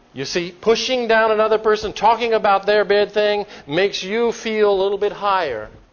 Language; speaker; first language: English; native; English